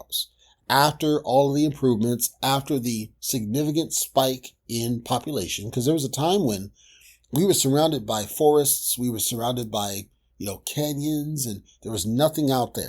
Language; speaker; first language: English; native; English